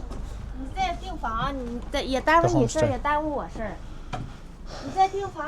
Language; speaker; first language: Chinese; native; Chinese